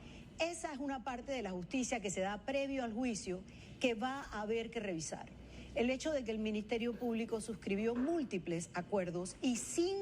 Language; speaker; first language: Spanish; native; Spanish